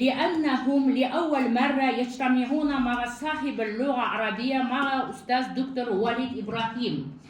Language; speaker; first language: Arabic; non-native, fluent; Kazakh